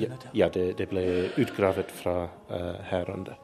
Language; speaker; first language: Norwegian; non-native, learner; English